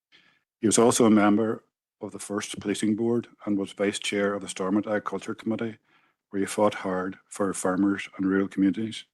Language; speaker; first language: English; native; English